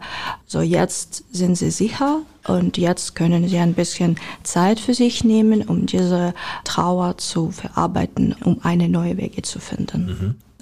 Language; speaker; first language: German; non-native, fluent; Ukrainian